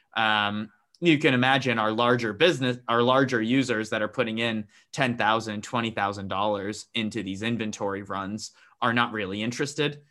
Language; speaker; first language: English; native; English